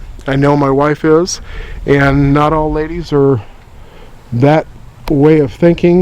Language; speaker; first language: English; native; English